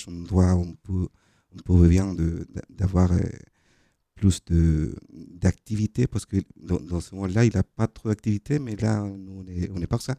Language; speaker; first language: French; non-native, fluent; Spanish